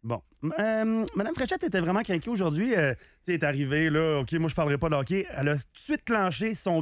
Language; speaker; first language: French; native; French